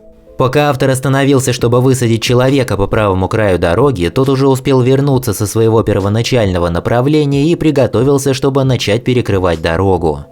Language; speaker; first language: Russian; native; Russian